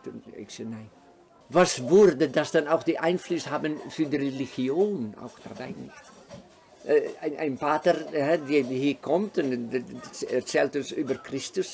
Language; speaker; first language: German; non-native, fluent; Dutch